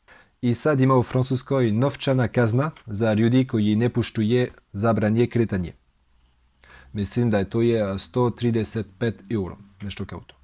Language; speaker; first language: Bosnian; non-native, learner; French